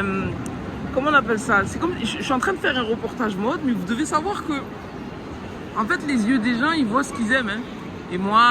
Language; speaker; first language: French; native; French